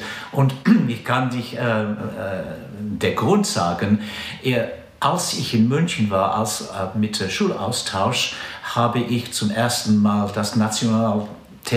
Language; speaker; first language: German; non-native, fluent; English